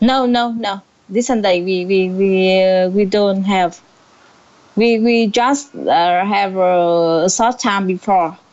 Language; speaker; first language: English; non-native, learner; Vietnamese